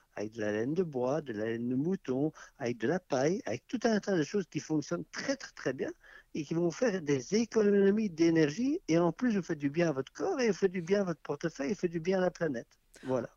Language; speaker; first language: French; native; French